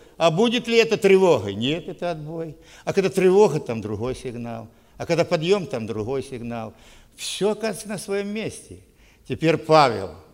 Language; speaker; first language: Russian; native; Russian